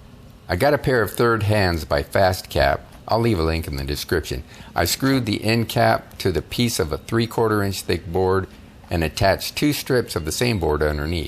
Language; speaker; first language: English; native; English